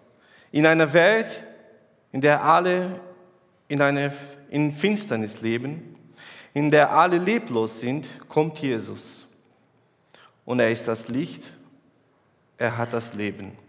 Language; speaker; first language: German; non-native, fluent; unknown